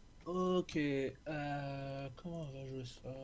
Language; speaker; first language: French; native; French